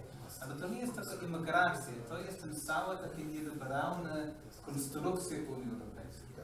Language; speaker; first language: Polish; non-native, learner; English